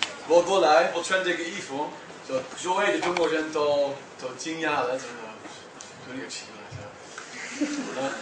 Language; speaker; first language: Chinese; non-native, learner; Dutch